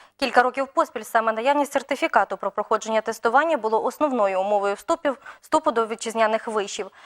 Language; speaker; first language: Ukrainian; native; Ukrainian